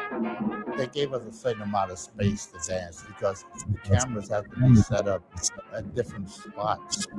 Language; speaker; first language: English; native; English